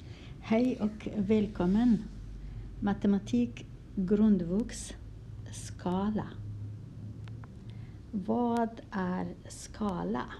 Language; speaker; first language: Swedish; non-native, fluent; Kurdish